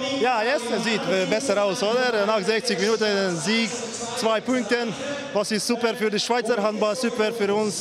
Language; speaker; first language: German; non-native, fluent; Hungarian